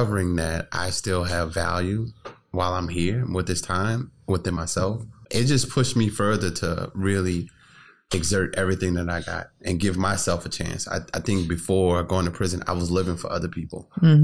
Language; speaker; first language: English; native; English